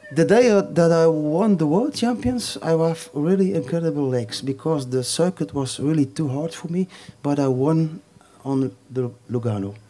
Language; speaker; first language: English; non-native, fluent; Dutch